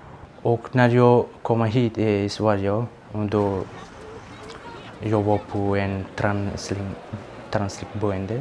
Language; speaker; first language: Swedish; non-native, fluent; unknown